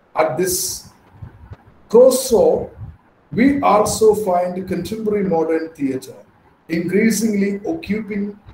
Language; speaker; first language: English; non-native, local second language; Malayalam